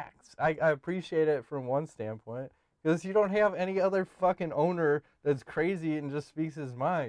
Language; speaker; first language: English; native; English